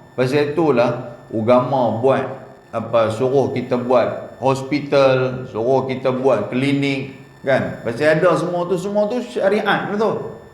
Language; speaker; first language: Malay; native; Malay